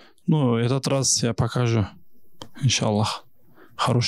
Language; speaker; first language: Russian; non-native, local second language; Kyrgyz